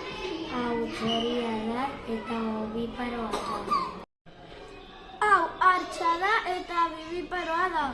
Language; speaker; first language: Basque; non-native, local second language; Spanish